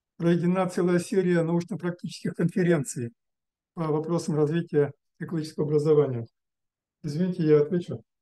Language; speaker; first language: Russian; non-native, local second language; Uzbek